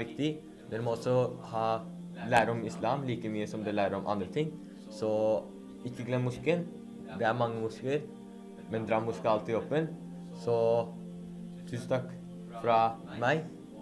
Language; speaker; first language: Norwegian; early bilingual, other home language; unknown